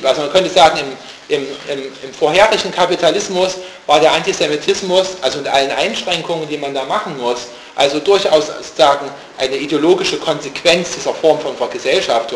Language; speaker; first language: German; native; German